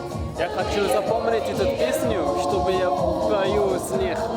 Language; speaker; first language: Russian; non-native, learner; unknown